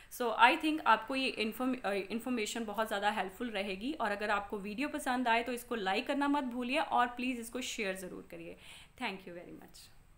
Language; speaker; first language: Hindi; non-native, local second language; Punjabi